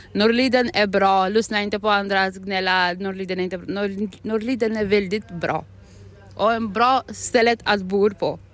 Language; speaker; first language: Swedish; non-native, fluent; Albanian